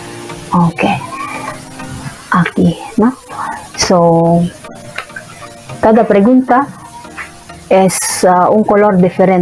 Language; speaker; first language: Spanish; non-native, fluent; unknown